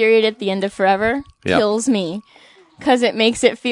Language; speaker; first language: English; non-native, fluent; Spanish